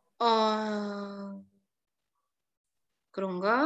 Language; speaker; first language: Korean; non-native, fluent; Indonesian